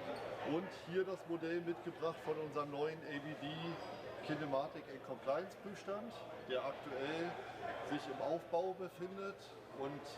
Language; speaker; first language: German; native; German